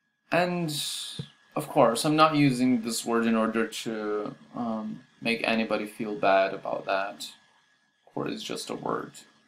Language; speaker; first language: English; non-native, fluent; Portuguese